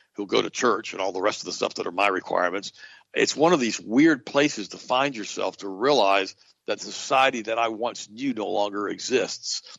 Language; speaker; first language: English; native; English